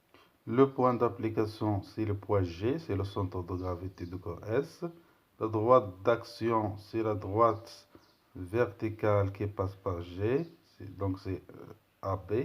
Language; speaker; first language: French; non-native, local second language; Arabic